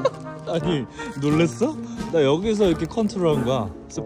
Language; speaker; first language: Korean; native; Korean